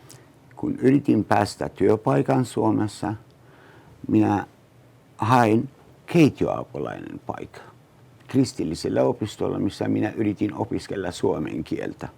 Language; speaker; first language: Finnish; non-native, learner; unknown